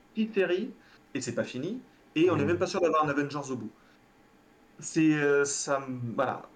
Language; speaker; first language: French; native; French